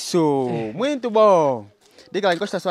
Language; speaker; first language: Portuguese; non-native, learner; Vietnamese